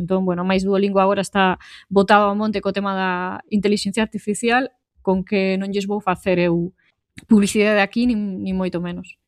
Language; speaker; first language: Galician; native; Galician